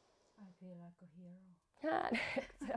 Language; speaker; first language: English; non-native, learner; Finnish